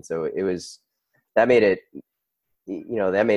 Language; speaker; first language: English; native; English